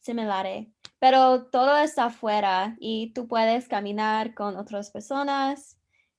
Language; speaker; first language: Spanish; non-native, learner; English